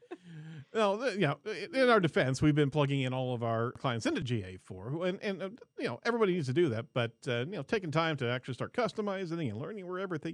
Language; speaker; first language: English; native; English